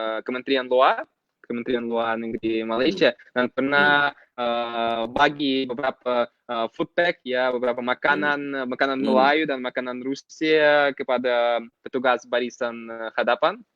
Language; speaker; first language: Indonesian; non-native, fluent; Russian